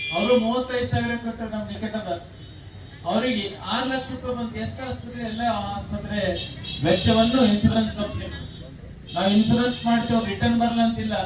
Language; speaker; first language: Kannada; native; Kannada